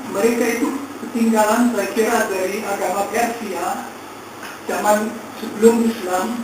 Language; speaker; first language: Indonesian; non-native, fluent; German